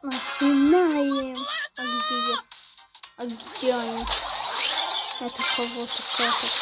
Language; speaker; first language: Russian; non-native, learner; Azerbaijani